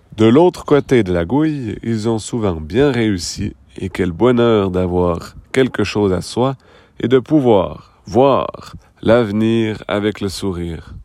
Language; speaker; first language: French; native; French